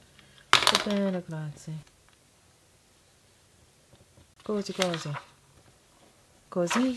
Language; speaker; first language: Italian; non-native, learner; English